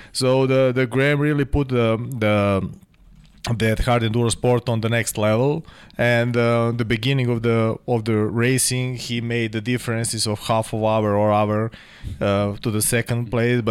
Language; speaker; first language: English; non-native, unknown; Serbian